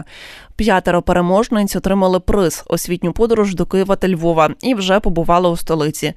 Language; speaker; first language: Ukrainian; native; Ukrainian